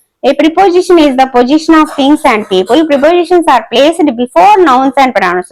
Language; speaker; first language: English; non-native, local second language; Telugu